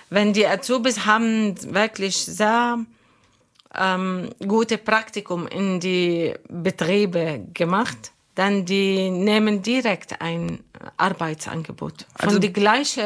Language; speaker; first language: German; non-native, learner; Arabic